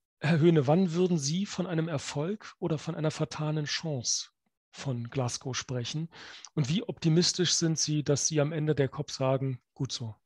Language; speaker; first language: German; native; German